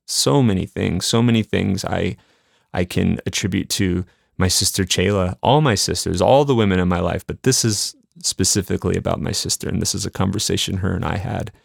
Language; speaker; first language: English; native; English